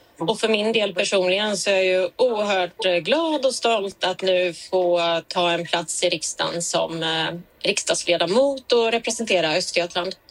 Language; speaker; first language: Swedish; native; Swedish